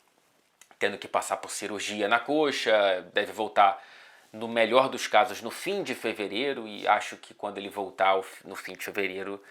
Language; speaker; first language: Portuguese; native; Portuguese